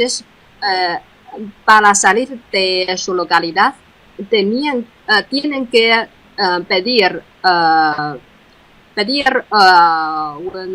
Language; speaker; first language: Spanish; non-native, fluent; Chinese